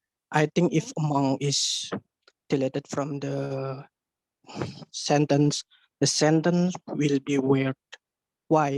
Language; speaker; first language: English; non-native, learner; Indonesian